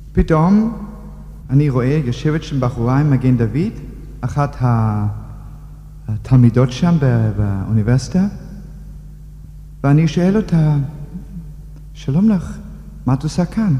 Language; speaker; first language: Hebrew; non-native, fluent; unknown